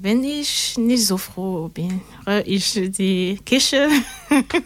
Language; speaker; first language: German; non-native, learner; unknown